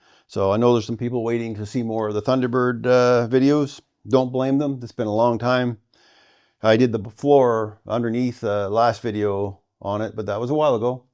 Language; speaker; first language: English; native; English